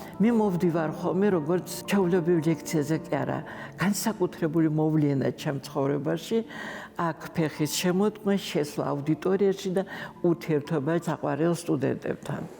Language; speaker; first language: Georgian; non-native, fluent; Adyghe